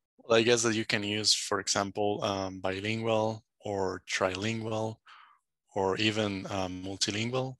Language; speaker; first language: English; non-native, fluent; Spanish